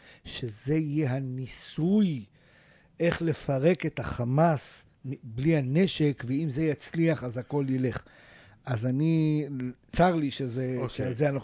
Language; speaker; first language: Hebrew; native; Hebrew